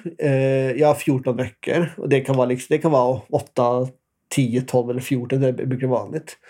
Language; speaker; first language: Swedish; non-native, fluent; Norwegian